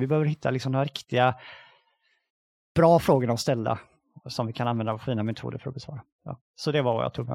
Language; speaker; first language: Swedish; native; Swedish